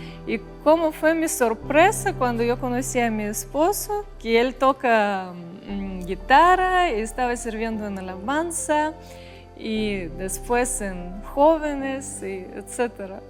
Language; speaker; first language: Spanish; non-native, fluent; Russian